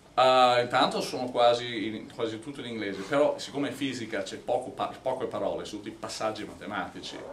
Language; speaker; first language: Italian; non-native, fluent; English